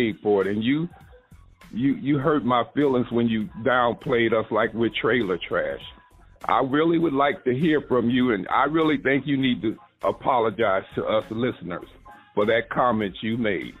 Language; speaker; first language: English; native; English